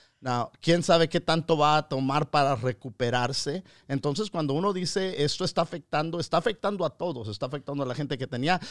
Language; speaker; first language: Spanish; early bilingual, other home language; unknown